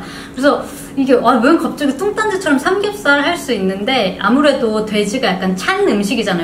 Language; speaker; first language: Korean; early bilingual, heritage; Korean